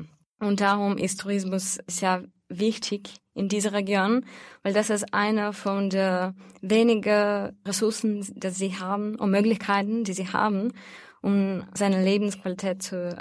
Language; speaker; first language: German; non-native, fluent; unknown